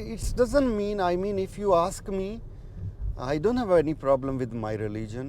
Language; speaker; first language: English; non-native, learner; Hindi